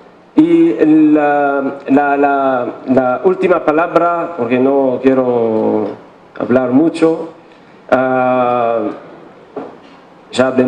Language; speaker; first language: Spanish; non-native, fluent; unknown